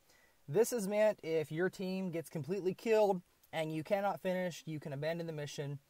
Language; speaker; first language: English; native; English